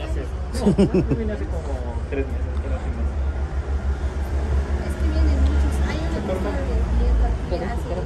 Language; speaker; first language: Spanish; native; Spanish